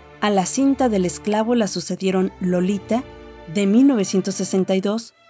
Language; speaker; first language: Spanish; native; Spanish